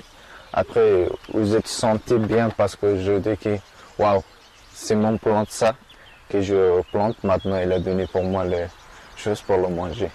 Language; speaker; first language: French; non-native, learner; Persian